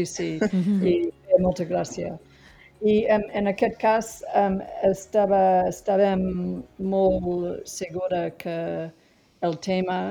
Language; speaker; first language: Catalan; non-native, learner; English